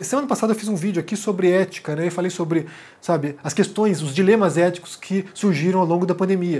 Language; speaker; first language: Portuguese; native; Portuguese